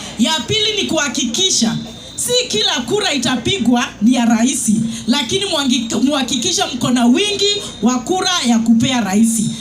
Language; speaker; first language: Swahili; non-native, local second language; Kikuyu